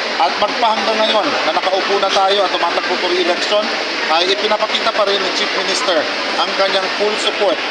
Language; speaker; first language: Filipino; non-native, local second language; Maguindanaon